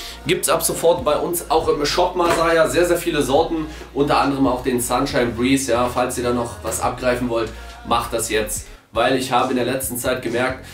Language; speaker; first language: German; native; German